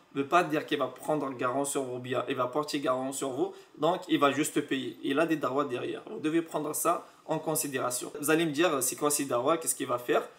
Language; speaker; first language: French; non-native, local second language; Arabic